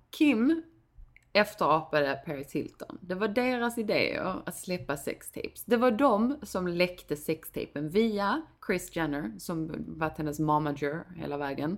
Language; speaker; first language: Swedish; native; Swedish